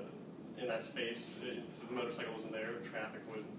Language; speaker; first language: English; native; English